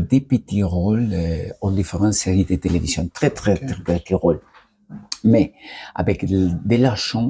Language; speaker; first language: French; non-native, learner; Spanish